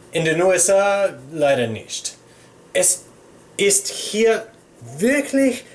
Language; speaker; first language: German; non-native, fluent; English